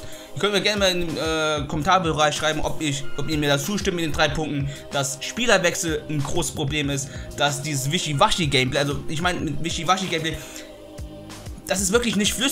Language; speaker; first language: German; native; German